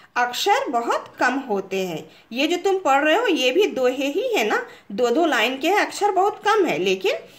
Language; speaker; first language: Hindi; native; Hindi